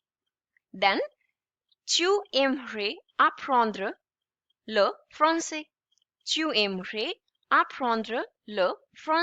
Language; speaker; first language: French; non-native, fluent; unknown